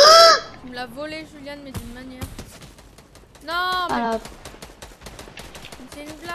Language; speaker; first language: French; native; French